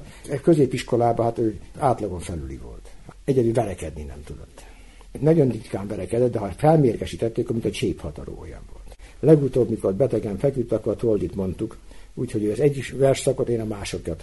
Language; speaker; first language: Hungarian; native; Hungarian